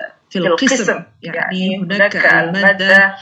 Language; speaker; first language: Arabic; non-native, fluent; Indonesian